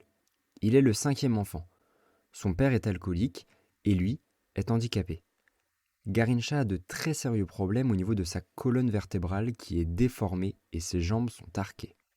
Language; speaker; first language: French; native; French